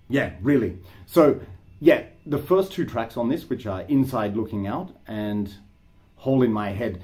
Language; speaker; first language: English; native; English